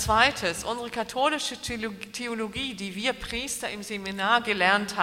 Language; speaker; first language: German; native; German